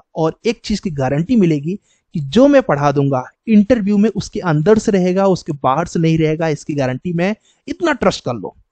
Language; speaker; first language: Hindi; native; Hindi